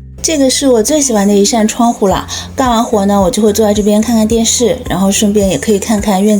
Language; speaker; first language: Chinese; native; Chinese